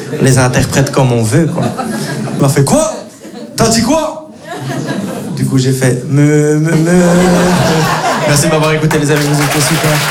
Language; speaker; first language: French; native; French